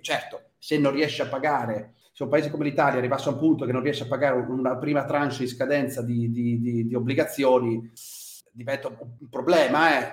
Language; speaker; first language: Italian; native; Italian